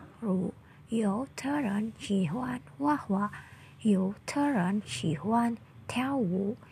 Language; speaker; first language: Chinese; non-native, learner; Indonesian